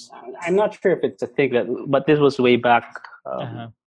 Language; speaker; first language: English; non-native, local second language; Cebuano